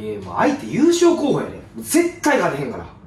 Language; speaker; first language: Japanese; native; Japanese